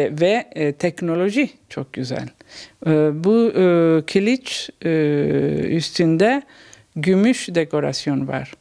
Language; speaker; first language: Turkish; non-native, learner; Italian